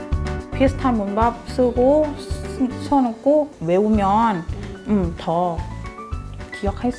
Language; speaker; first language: Korean; non-native, fluent; Thai